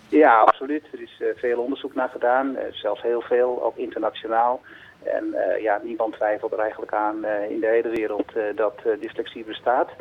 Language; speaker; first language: Dutch; native; Dutch